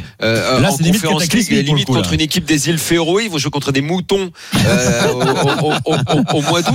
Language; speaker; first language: French; native; French